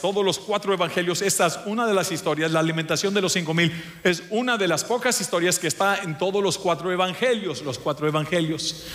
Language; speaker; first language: Spanish; early bilingual, heritage; Spanish